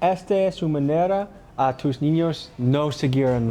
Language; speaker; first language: Spanish; non-native, learner; English